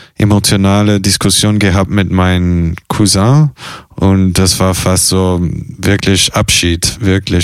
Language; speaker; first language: German; non-native, fluent; Italian